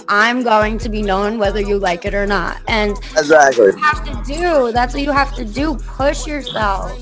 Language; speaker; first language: English; native; English